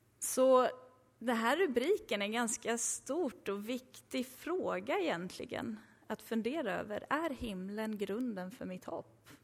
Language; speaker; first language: Swedish; early bilingual, other home language; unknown